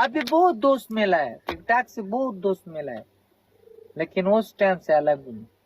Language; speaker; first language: Hindi; non-native, fluent; Pashto